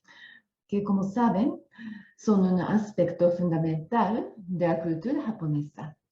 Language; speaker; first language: Spanish; non-native, fluent; Japanese